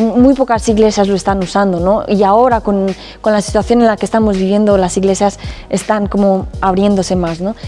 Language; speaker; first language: Spanish; early bilingual, other home language; Romanian